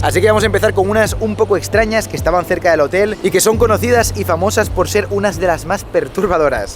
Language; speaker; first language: Spanish; native; Spanish